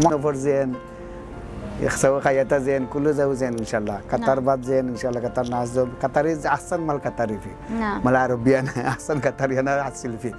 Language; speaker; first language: Arabic; non-native, learner; Bangla